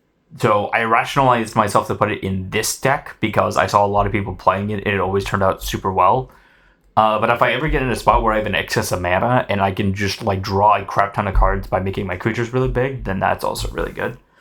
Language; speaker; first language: English; native; English